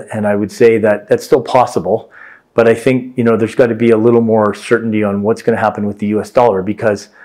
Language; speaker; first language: English; native; English